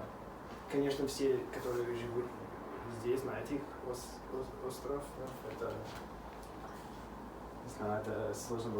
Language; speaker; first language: Russian; non-native, fluent; English